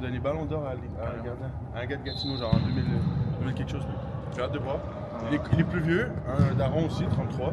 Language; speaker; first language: French; native; French